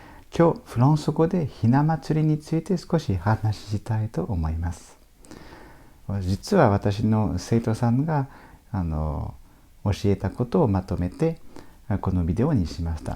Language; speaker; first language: Japanese; non-native, fluent; French